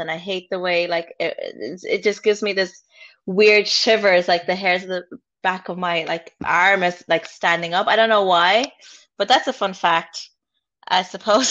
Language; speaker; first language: English; native; English